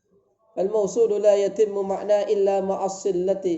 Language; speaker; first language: Arabic; non-native, fluent; Indonesian